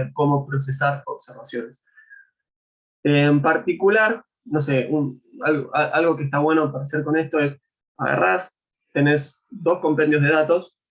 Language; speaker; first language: Spanish; native; Spanish